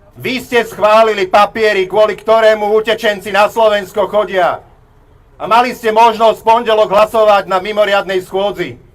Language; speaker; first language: Slovak; native; Slovak